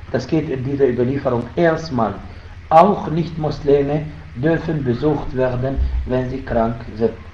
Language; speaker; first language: German; non-native, fluent; Arabic